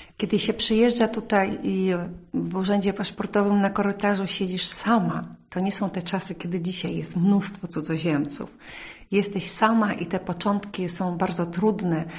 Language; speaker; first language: Polish; early bilingual, heritage; Polish